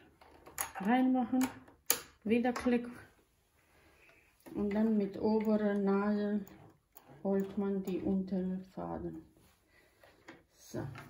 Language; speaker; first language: German; non-native, learner; Croatian